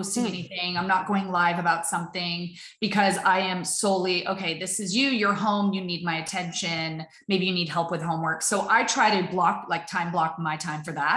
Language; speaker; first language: English; native; English